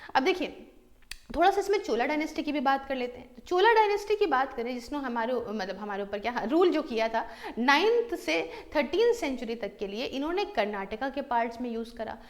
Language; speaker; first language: Hindi; native; Hindi